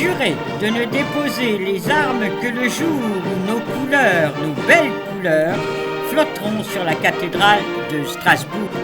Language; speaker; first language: French; native; French